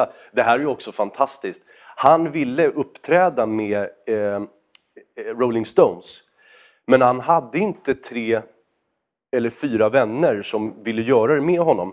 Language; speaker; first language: Swedish; native; Swedish